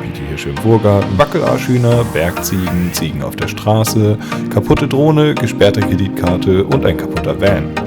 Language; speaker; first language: German; native; German